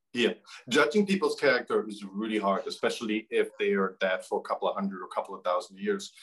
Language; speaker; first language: English; non-native, fluent; German